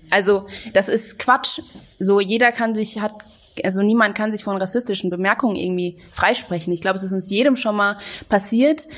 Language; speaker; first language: German; native; German